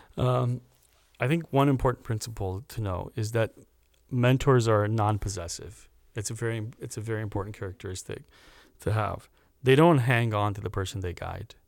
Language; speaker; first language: English; early bilingual, other home language; Romanian